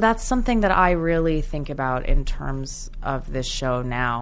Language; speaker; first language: English; native; English